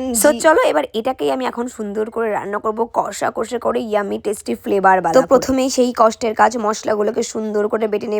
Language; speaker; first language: Bangla; native; Bangla